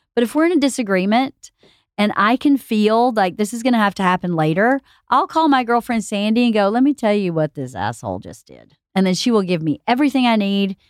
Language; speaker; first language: English; native; English